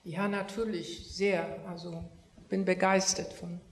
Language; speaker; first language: German; non-native, fluent; Polish